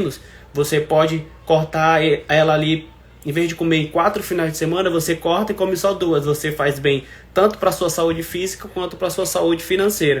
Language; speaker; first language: Portuguese; native; Portuguese